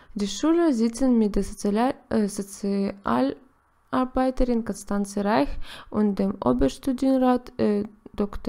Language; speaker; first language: German; non-native, learner; Russian